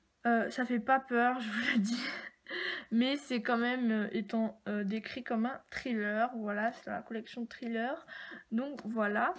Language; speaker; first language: French; native; French